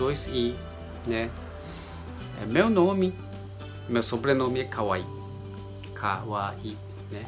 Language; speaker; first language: Portuguese; non-native, learner; Japanese